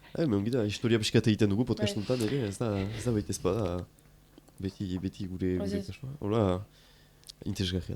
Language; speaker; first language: Basque; native; Basque